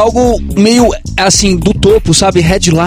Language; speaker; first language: Portuguese; native; Portuguese